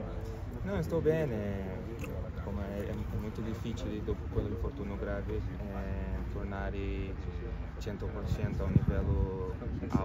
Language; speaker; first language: Italian; non-native, fluent; Portuguese